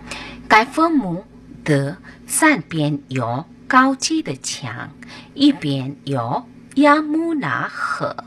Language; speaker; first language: Chinese; non-native, fluent; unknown